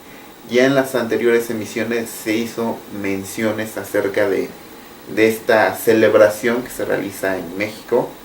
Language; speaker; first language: Spanish; native; Spanish